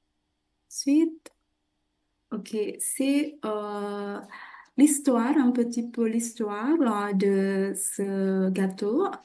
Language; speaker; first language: French; non-native, fluent; Indonesian